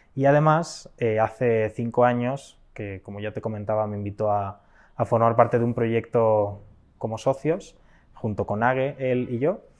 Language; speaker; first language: Spanish; native; Spanish